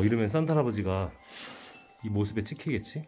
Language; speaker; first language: Korean; native; Korean